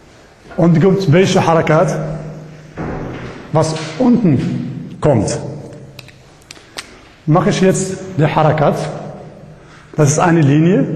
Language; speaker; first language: German; non-native, learner; Arabic